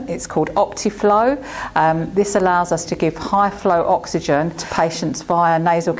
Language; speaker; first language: English; native; English